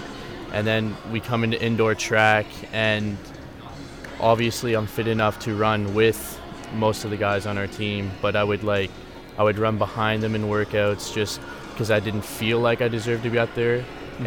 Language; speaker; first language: English; native; English